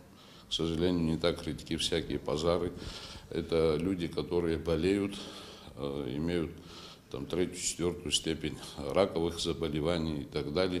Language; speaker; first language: Russian; non-native, local second language; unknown